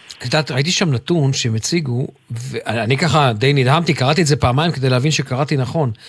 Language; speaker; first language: Hebrew; native; Hebrew